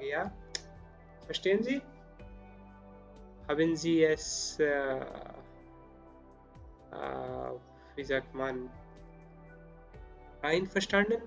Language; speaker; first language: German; non-native, learner; Spanish